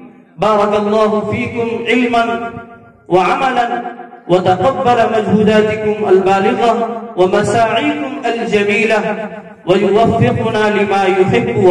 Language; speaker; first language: Arabic; non-native, fluent; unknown